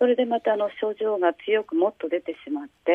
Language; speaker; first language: Japanese; native; Japanese